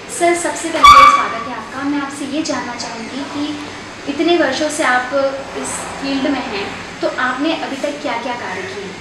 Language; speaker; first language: Hindi; native; Hindi